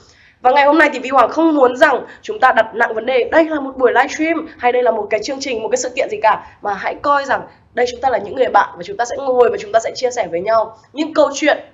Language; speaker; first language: Vietnamese; native; Vietnamese